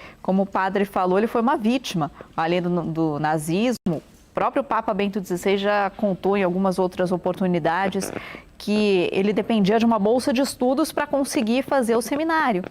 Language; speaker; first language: Portuguese; native; Portuguese